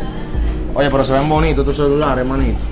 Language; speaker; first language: Spanish; native; Spanish